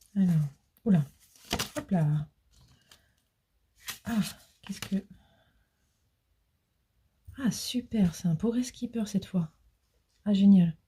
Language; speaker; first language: French; native; French